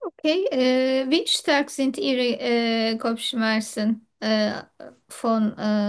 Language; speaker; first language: German; non-native, learner; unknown